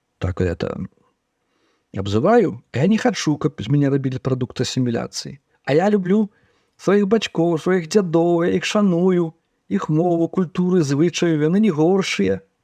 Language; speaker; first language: Belarusian; native; Belarusian